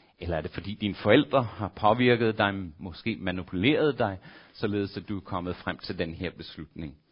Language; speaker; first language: Danish; non-native, fluent; English